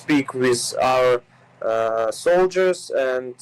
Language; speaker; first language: English; non-native, learner; Ukrainian